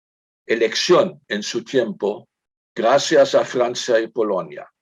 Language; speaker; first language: Spanish; non-native, fluent; German